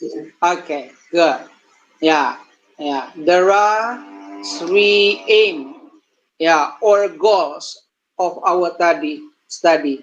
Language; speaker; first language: English; non-native, learner; Indonesian